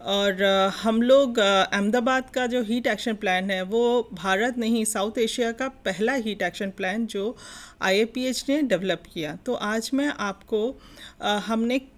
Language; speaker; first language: Hindi; non-native, local second language; Bangla